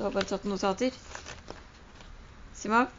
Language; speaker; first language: Norwegian; early bilingual, other home language; Urdu